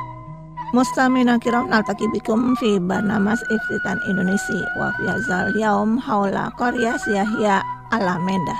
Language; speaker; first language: Arabic; non-native, fluent; Indonesian